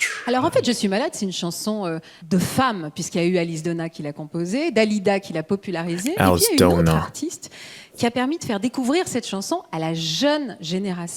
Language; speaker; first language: French; native; French